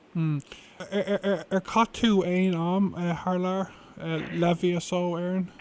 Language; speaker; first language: Irish; non-native, local second language; English